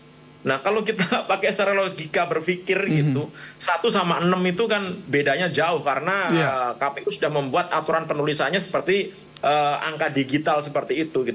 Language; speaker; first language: Indonesian; native; Indonesian